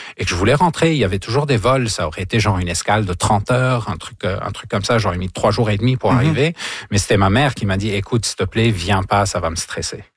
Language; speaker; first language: French; non-native, local second language; Arabic